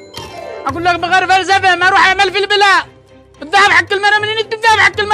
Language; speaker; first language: Arabic; native; Arabic